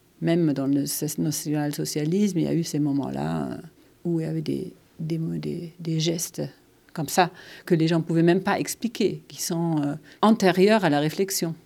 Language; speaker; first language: French; non-native, fluent; German